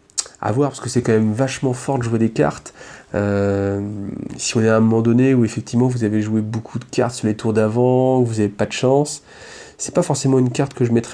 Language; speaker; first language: French; native; French